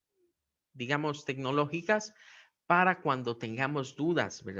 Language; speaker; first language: Spanish; native; Spanish